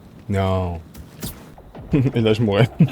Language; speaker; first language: French; native; French